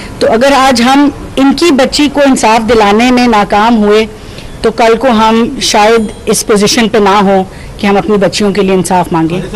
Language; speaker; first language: Urdu; non-native, local second language; Punjabi